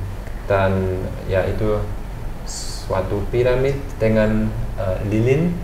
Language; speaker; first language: Indonesian; non-native, fluent; German